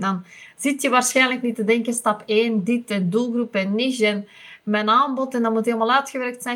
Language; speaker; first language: Dutch; native; Dutch